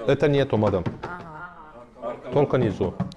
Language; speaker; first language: Russian; non-native, learner; Turkish